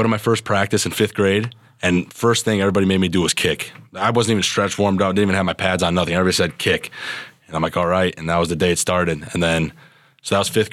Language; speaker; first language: English; early bilingual, other home language; Serbian